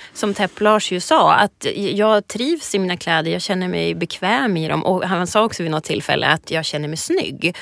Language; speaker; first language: Swedish; native; Swedish